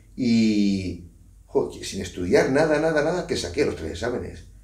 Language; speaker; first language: Spanish; native; Spanish